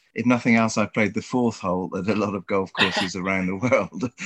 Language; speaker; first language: English; native; English